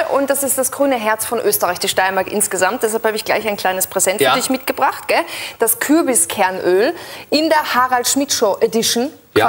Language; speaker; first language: German; native; German